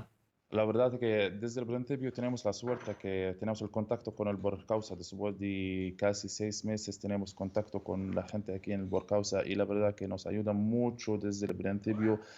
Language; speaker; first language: Spanish; non-native, learner; Arabic